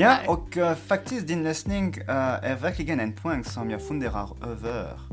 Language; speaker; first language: Swedish; non-native, fluent; French